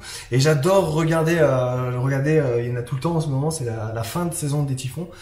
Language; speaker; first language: French; native; French